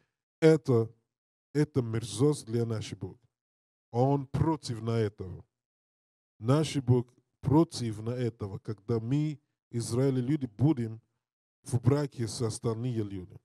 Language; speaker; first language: Russian; non-native, learner; English